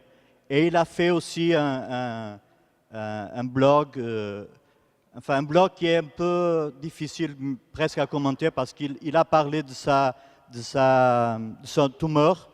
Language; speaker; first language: French; non-native, fluent; Portuguese